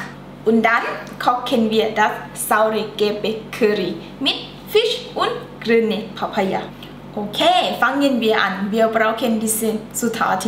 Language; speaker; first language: German; non-native, learner; Thai